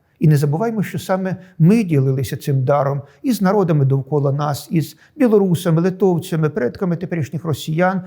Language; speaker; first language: Ukrainian; native; Ukrainian